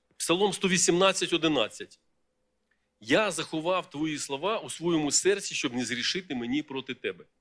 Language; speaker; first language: Ukrainian; non-native, local second language; Russian